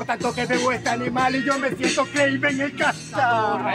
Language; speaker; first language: Spanish; native; Spanish